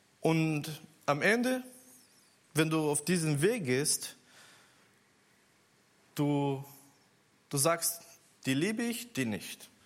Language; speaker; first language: German; non-native, learner; Portuguese